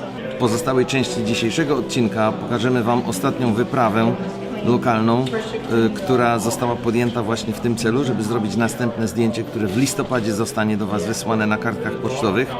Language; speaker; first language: Polish; native; Polish